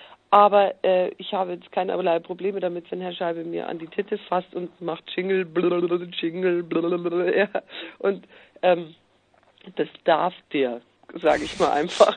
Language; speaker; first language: German; native; German